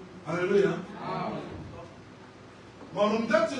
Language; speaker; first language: Dutch; non-native, fluent; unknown